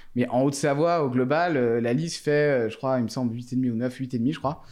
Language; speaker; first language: French; native; French